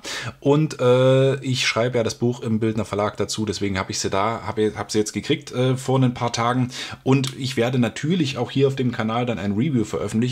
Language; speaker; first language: German; native; German